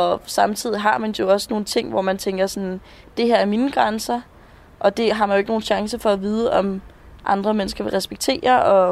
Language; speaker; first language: Danish; native; Danish